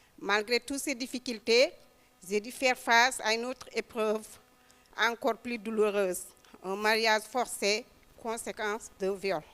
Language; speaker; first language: French; non-native, local second language; Wolof